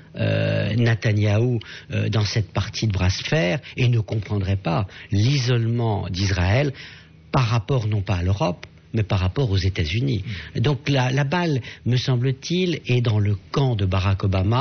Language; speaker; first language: French; native; French